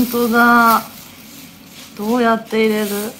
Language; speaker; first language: Japanese; native; Japanese